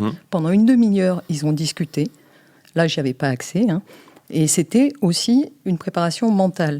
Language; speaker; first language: French; native; French